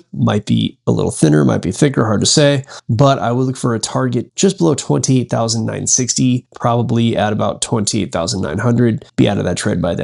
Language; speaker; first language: English; native; English